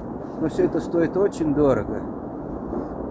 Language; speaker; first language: Russian; native; Russian